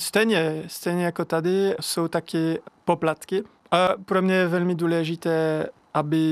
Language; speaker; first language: Czech; non-native, learner; French